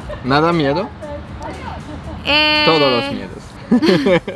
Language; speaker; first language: Spanish; non-native, learner; French